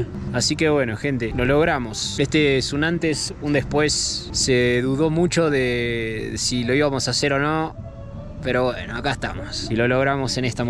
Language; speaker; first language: Spanish; native; Spanish